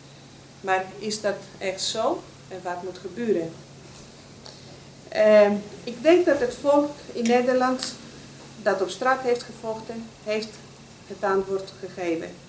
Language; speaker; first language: Dutch; non-native, fluent; Greek